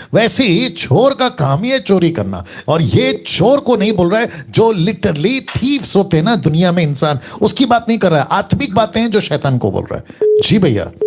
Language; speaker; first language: Hindi; native; Hindi